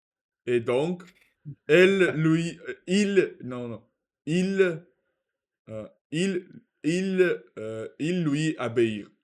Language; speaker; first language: French; non-native, learner; Russian